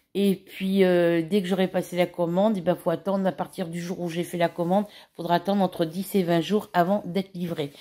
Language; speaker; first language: French; native; French